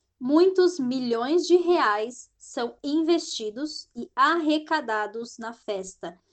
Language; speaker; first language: Portuguese; native; Portuguese